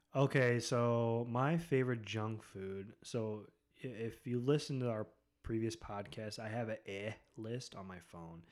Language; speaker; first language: English; native; English